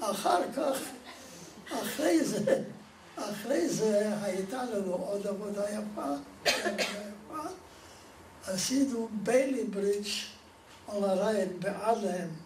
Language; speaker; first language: Hebrew; non-native, fluent; Polish